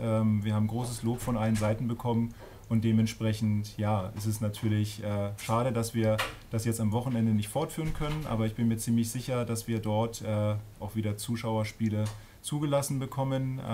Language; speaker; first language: German; native; German